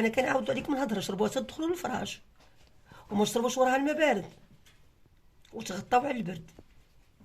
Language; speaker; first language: Arabic; native; Arabic